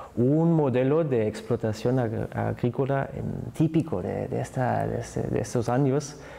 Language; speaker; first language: Spanish; non-native, fluent; German